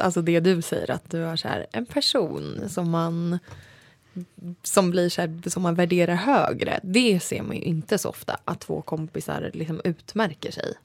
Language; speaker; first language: Swedish; native; Swedish